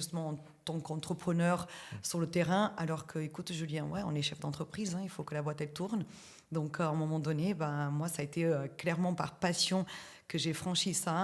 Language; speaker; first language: French; native; French